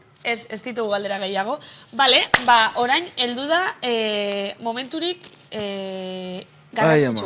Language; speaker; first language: Basque; native; Basque